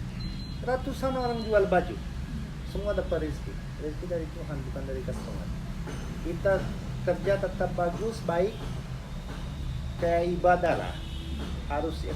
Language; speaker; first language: Indonesian; non-native, learner; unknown